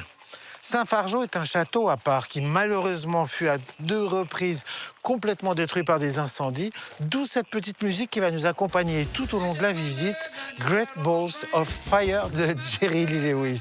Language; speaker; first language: French; native; French